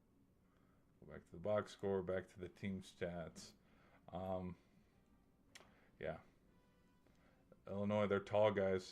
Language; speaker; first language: English; native; English